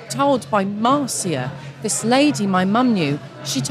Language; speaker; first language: English; native; English